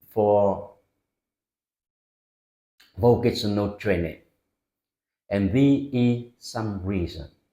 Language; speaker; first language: English; non-native, fluent; Vietnamese